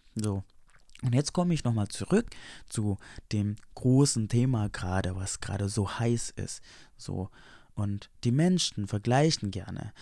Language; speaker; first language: German; non-native, fluent; Indonesian